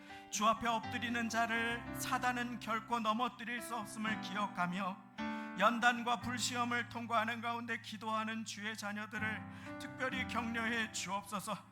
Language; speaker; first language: Korean; native; Korean